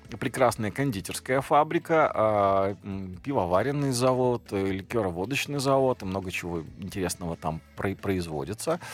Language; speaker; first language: Russian; native; Russian